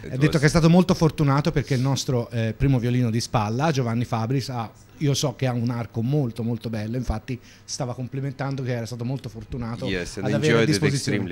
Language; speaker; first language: Italian; native; Italian